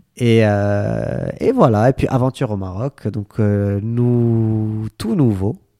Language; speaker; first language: French; non-native, local second language; Arabic